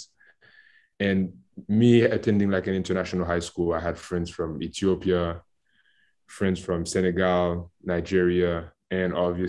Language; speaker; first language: English; non-native, fluent; Haitian Creole